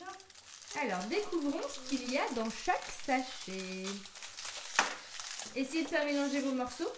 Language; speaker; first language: French; native; French